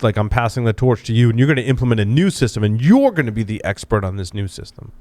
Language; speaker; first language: English; native; English